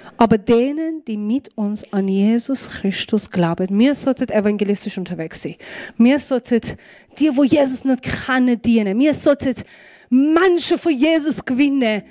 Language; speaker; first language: German; non-native, fluent; Persian